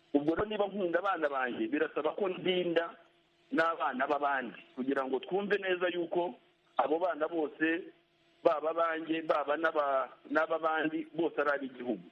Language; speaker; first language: Kinyarwanda; native; Kinyarwanda